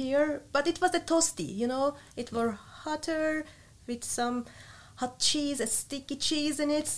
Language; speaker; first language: English; non-native, fluent; Turkish